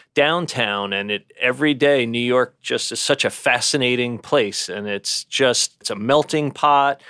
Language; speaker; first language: English; native; English